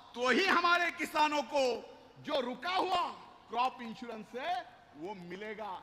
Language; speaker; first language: Hindi; non-native, local second language; Marathi